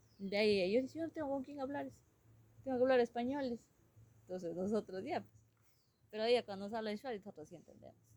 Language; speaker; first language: Spanish; non-native, local second language; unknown